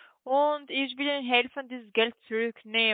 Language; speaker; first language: German; non-native, learner; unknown